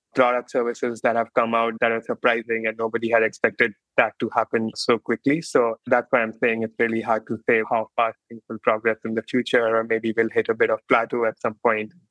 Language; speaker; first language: English; non-native, local second language; Hindi